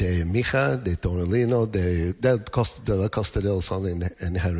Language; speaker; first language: Spanish; non-native, learner; English